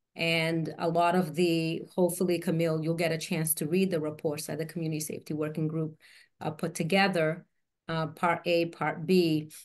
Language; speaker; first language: English; native; English